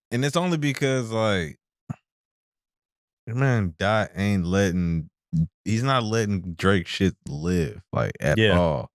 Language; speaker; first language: English; native; English